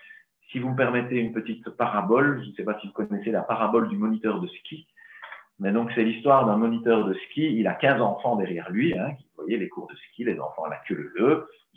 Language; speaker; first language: French; native; French